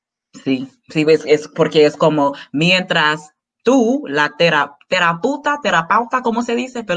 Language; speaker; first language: Spanish; non-native, learner; English